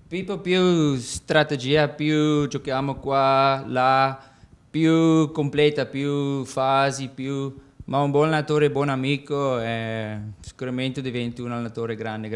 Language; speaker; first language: Italian; non-native, learner; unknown